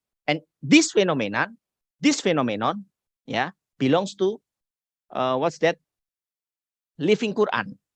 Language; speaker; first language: English; non-native, learner; Indonesian